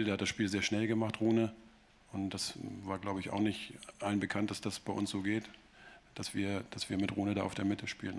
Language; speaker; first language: German; native; German